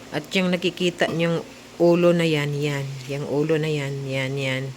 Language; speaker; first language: Filipino; non-native, local second language; Cebuano